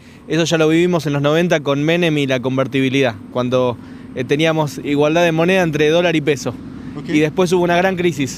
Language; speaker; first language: Spanish; native; Spanish